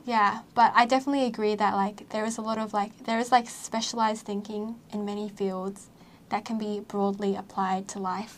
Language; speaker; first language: English; native; English